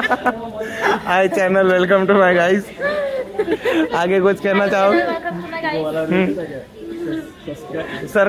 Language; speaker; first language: Hindi; native; Hindi